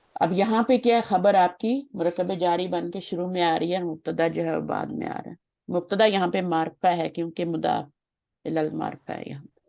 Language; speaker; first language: Urdu; native; Urdu